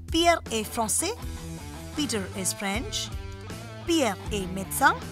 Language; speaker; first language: French; non-native, fluent; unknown